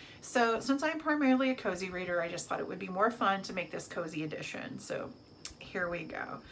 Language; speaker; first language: English; native; English